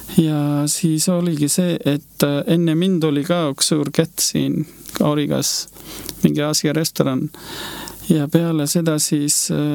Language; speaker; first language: Estonian; non-native, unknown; Hindi